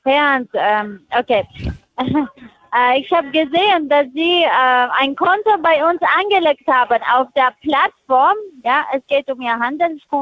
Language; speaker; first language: German; non-native, learner; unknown